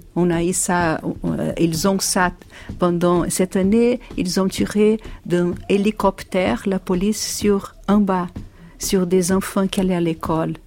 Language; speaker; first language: French; non-native, fluent; Portuguese